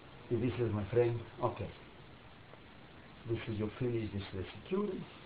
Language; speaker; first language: English; non-native, learner; Spanish